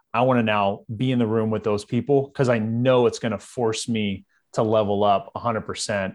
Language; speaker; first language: English; native; English